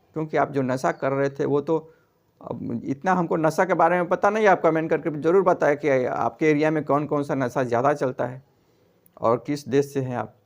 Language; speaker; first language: Hindi; native; Hindi